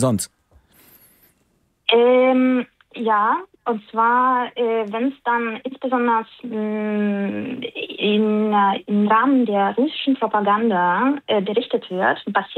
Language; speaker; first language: German; non-native, fluent; Russian